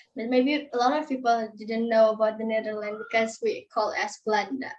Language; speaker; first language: English; non-native, learner; Indonesian